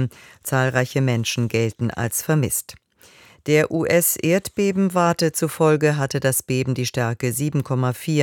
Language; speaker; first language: German; native; German